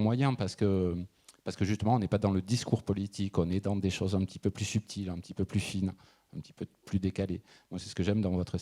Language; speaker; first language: French; native; French